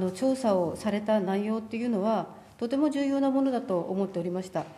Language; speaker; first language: Japanese; native; Japanese